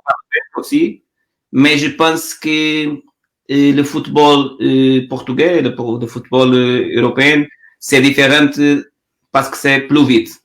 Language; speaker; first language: French; non-native, learner; Portuguese